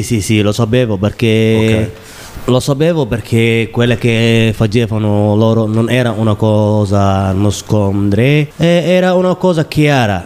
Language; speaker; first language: Italian; non-native, learner; Somali